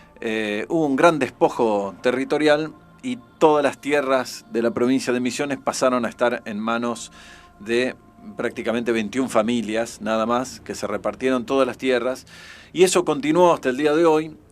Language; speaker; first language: Spanish; native; Spanish